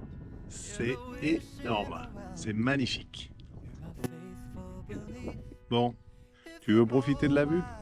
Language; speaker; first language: French; native; French